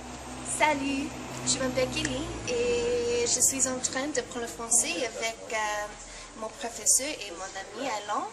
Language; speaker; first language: French; non-native, learner; English